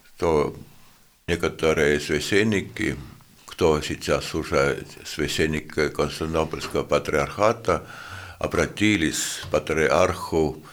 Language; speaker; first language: Russian; non-native, local second language; Lithuanian